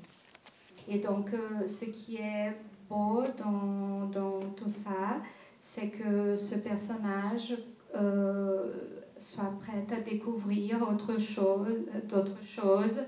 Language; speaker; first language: French; non-native, fluent; Portuguese